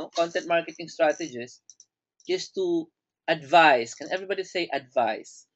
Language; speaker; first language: English; non-native, local second language; Filipino